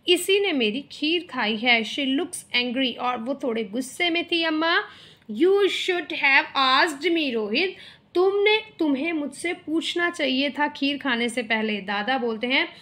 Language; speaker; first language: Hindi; native; Hindi